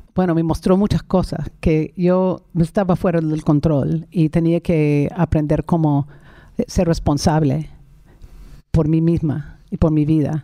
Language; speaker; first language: Spanish; non-native, fluent; English